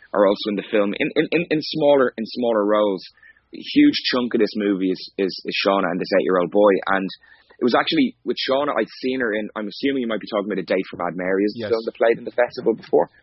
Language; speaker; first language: English; native; English